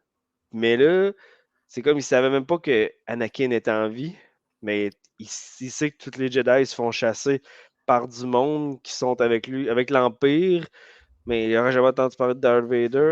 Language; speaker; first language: French; native; French